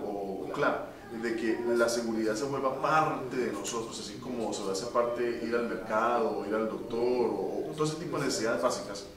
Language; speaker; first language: Spanish; native; Spanish